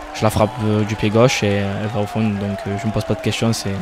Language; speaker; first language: French; native; French